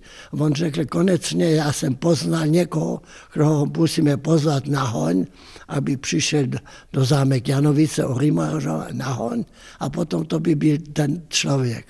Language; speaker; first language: Czech; non-native, fluent; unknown